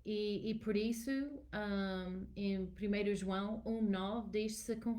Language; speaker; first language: Portuguese; non-native, learner; English